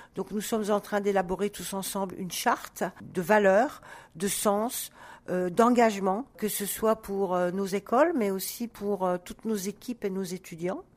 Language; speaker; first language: French; native; French